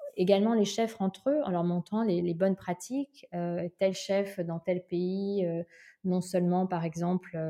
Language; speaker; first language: French; native; French